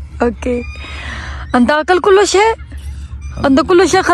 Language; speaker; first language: Arabic; non-native, learner; Urdu